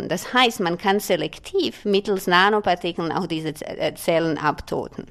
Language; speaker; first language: German; non-native, fluent; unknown